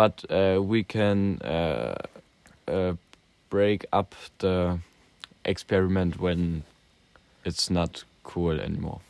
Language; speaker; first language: English; non-native, learner; German